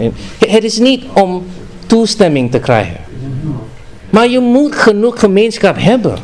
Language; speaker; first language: Dutch; non-native, fluent; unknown